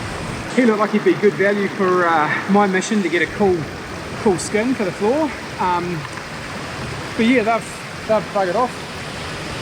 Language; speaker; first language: English; native; English